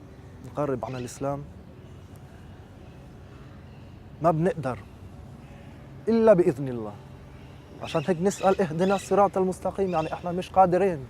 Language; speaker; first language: Arabic; non-native, fluent; French